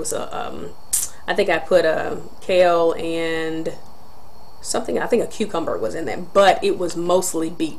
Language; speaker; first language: English; native; English